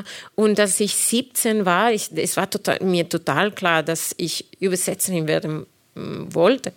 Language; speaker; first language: German; non-native, fluent; Spanish